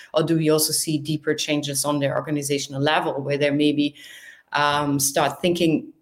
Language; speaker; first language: English; non-native, fluent; German